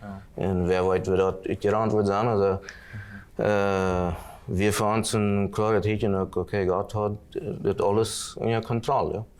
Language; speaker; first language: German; non-native, local second language; Plautdietsch